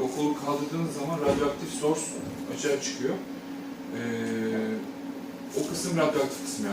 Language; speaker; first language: Turkish; native; Turkish